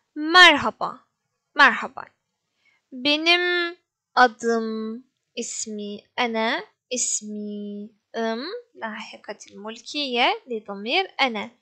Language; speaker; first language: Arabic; non-native, fluent; Turkish